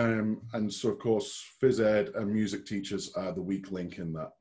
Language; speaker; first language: English; native; English